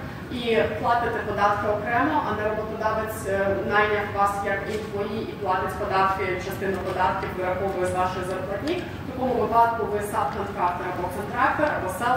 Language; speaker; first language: Ukrainian; native; Ukrainian